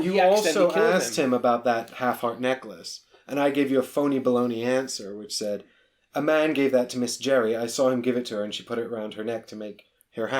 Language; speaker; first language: English; native; English